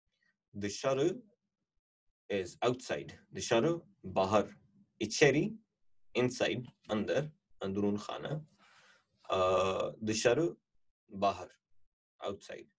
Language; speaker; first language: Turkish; non-native, fluent; Urdu